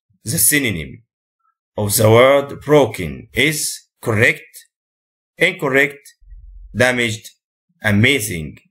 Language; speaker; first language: English; non-native, fluent; Arabic